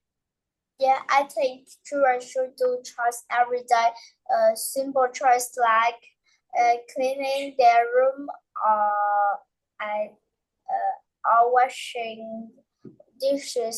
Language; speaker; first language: English; non-native, learner; Vietnamese